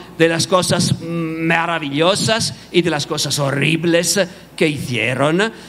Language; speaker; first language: Spanish; non-native, fluent; Italian